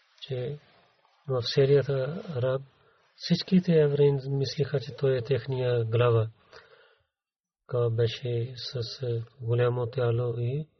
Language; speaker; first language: Bulgarian; non-native, learner; Urdu